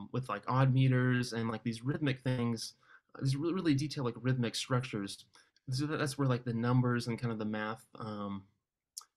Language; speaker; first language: English; native; English